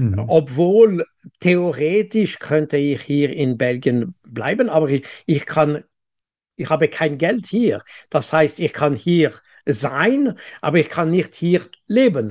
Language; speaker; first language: German; non-native, local second language; French